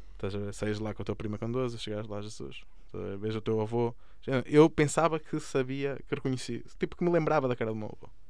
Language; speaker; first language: Portuguese; early bilingual, other home language; Spanish